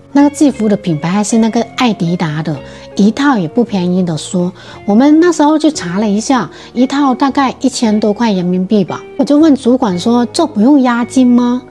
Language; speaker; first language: Chinese; native; Chinese